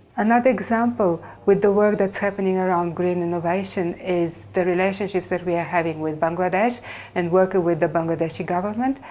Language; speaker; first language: English; non-native, fluent; Bulgarian